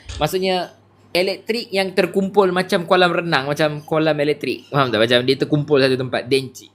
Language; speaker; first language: Malay; native; Malay